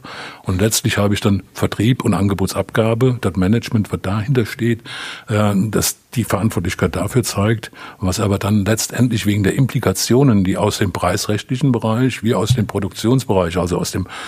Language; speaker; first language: German; native; German